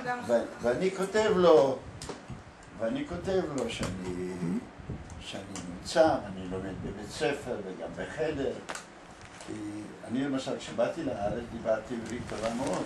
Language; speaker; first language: Hebrew; early bilingual, other home language; Polish